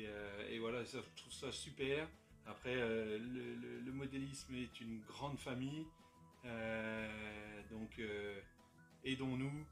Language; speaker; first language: French; native; French